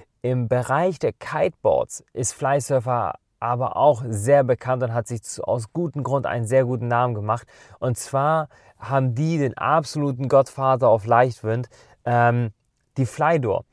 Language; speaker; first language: German; native; German